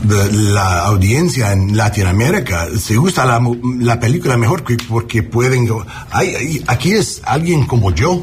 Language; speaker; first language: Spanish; non-native, learner; English